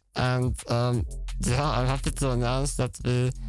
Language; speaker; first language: English; non-native, fluent; Dutch